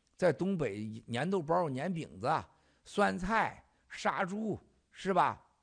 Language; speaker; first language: Chinese; native; Chinese